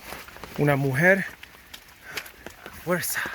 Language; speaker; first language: Spanish; non-native, learner; English